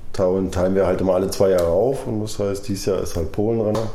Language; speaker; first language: German; native; German